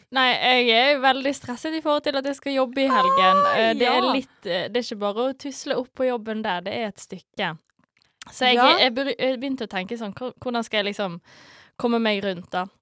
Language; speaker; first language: Norwegian; early bilingual, other home language; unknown